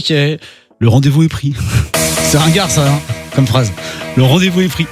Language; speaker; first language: French; native; French